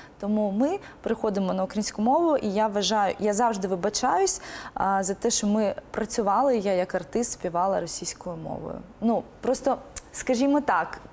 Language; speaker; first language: Ukrainian; non-native, local second language; Russian